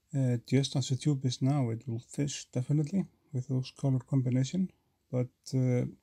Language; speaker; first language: English; non-native, fluent; Icelandic